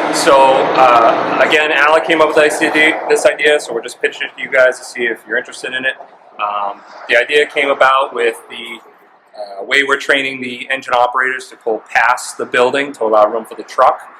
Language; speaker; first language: English; native; English